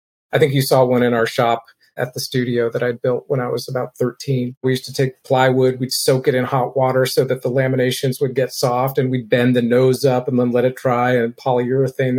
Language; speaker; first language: English; native; English